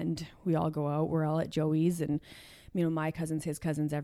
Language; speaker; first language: English; native; English